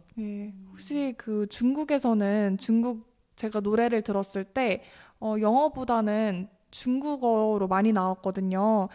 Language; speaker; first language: Korean; native; Korean